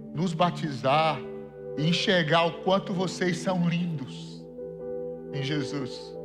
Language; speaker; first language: Portuguese; native; Portuguese